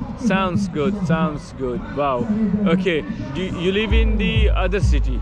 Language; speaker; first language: English; non-native, learner; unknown